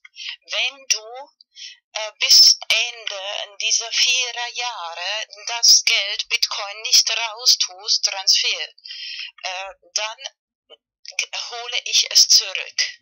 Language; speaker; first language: German; non-native, learner; Spanish